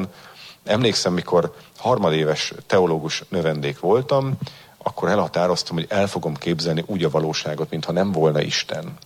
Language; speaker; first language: Hungarian; native; Hungarian